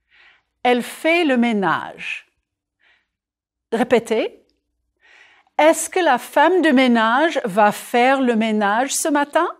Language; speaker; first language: French; non-native, fluent; English